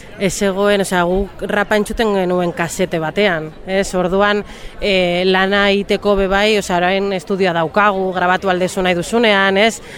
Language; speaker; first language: Basque; non-native, local second language; Spanish